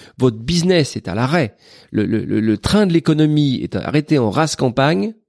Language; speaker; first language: French; native; French